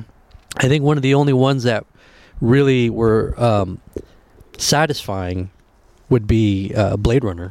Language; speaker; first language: English; early bilingual, other home language; Spanish